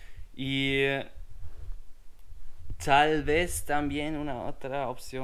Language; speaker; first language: Spanish; non-native, learner; German